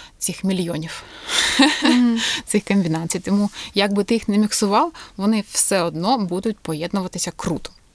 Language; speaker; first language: Ukrainian; non-native, local second language; Russian